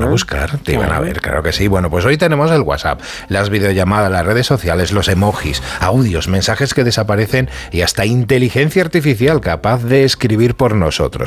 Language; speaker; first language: Spanish; native; Spanish